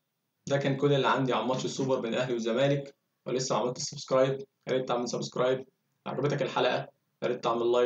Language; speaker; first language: Arabic; native; Arabic